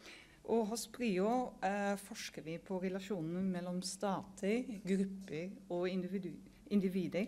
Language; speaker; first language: Norwegian; non-native, fluent; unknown